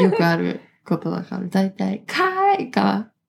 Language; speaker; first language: Japanese; early bilingual, heritage; Japanese